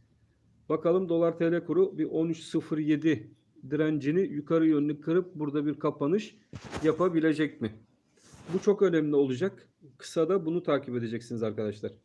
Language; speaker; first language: Turkish; native; Turkish